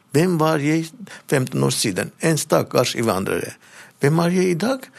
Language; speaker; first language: Norwegian; non-native, learner; Armenian